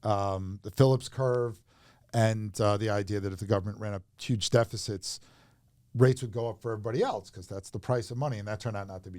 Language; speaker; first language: English; native; English